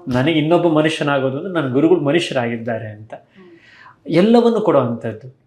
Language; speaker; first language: Kannada; native; Kannada